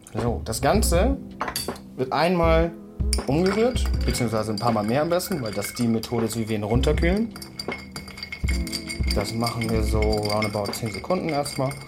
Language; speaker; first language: German; native; German